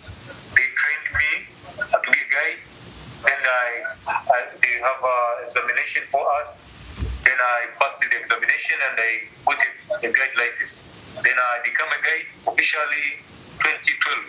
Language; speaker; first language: English; non-native, local second language; Swahili